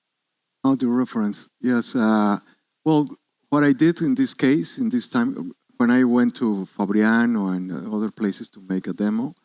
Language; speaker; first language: English; non-native, learner; Spanish